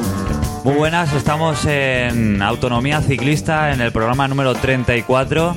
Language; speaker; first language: Spanish; native; Spanish